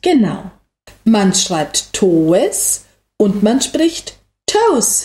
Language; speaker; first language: German; native; German